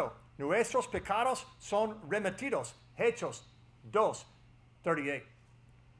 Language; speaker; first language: Spanish; non-native, fluent; English